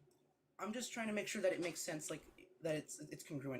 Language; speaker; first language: English; native; English